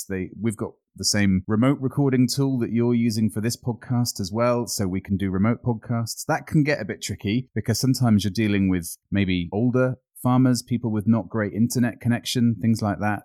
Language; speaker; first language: English; native; English